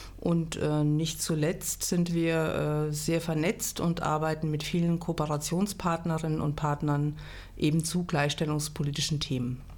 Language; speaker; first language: German; native; German